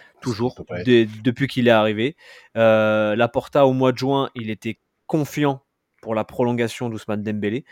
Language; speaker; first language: French; native; French